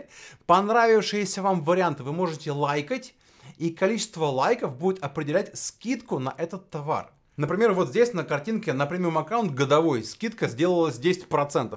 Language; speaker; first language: Russian; native; Russian